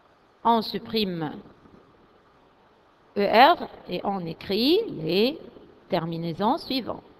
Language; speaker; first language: French; non-native, fluent; Arabic